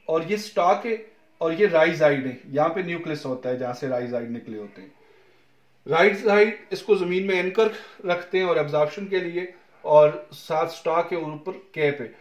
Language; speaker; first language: Urdu; non-native, local second language; Punjabi